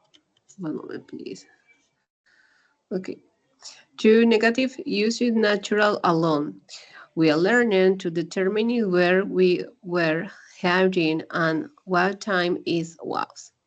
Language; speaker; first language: English; non-native, learner; Spanish